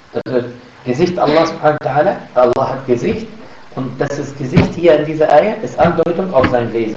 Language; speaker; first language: German; non-native, fluent; Arabic